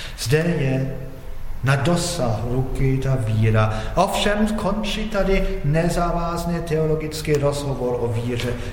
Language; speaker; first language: Czech; non-native, fluent; Polish